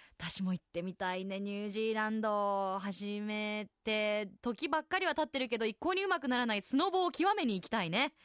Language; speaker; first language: Japanese; native; Japanese